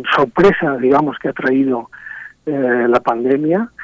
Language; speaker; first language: Spanish; native; Spanish